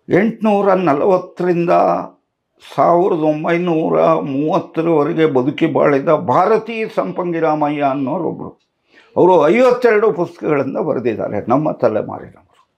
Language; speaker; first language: Kannada; non-native, local second language; Tamil